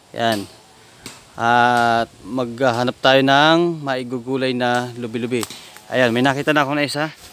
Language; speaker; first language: Filipino; non-native, local second language; Bikol